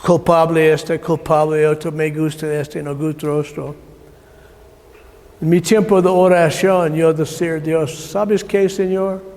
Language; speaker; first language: Spanish; non-native, learner; English